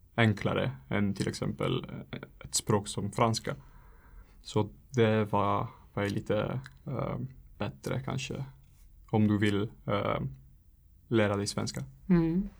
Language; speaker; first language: Swedish; non-native, fluent; Italian